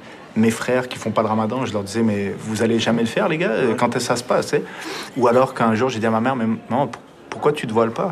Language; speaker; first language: French; early bilingual, other home language; Arabic